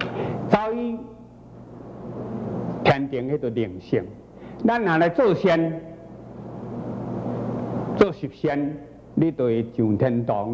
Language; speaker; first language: Chinese; native; Chinese